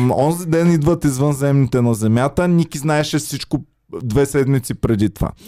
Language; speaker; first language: Bulgarian; native; Bulgarian